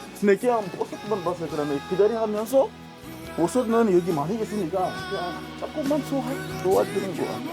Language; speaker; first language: Korean; non-native, learner; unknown